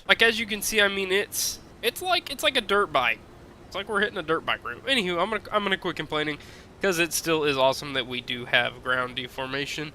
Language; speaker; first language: English; native; English